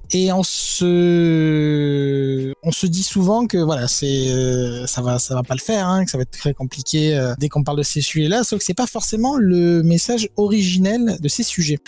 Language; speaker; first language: French; native; French